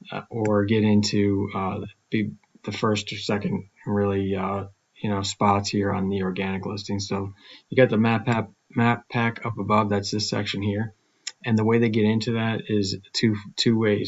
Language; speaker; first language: English; native; English